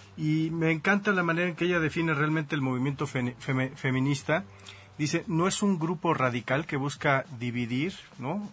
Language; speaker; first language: Spanish; native; Spanish